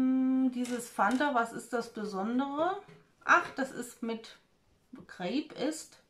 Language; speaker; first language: German; native; German